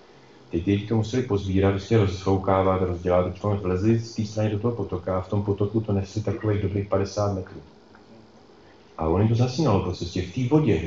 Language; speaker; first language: Czech; native; Czech